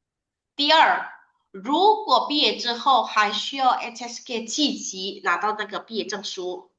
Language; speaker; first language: Chinese; non-native, fluent; Indonesian